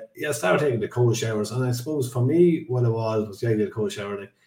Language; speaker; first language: English; native; English